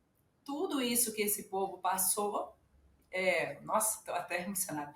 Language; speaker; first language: Portuguese; non-native, fluent; Ukrainian